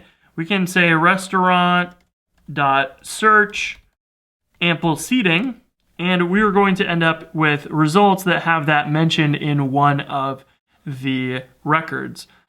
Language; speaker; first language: English; native; English